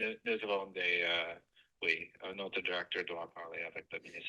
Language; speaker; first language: French; non-native, fluent; English